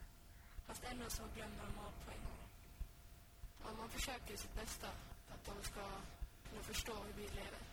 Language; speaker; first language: Swedish; early bilingual, other home language; Finnish